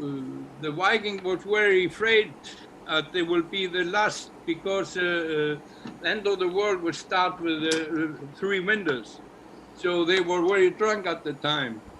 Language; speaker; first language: English; non-native, learner; Icelandic